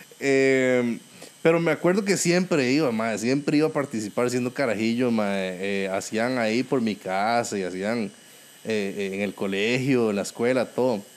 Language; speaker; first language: Spanish; native; Spanish